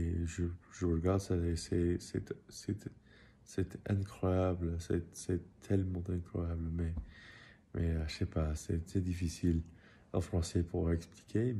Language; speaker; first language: French; non-native, learner; English